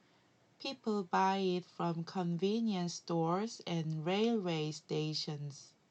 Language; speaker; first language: English; non-native, learner; Korean